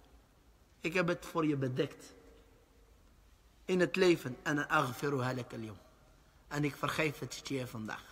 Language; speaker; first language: Dutch; early bilingual, other home language; Arabic